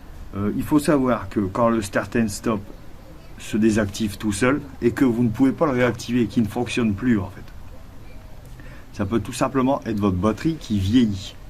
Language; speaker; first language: French; native; French